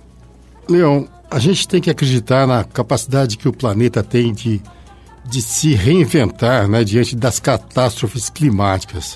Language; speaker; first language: Portuguese; native; Portuguese